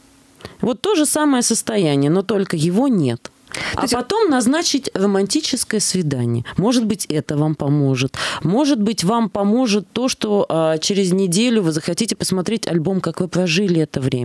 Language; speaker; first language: Russian; native; Russian